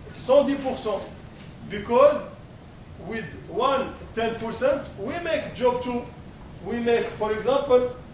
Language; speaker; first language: English; non-native, learner; Arabic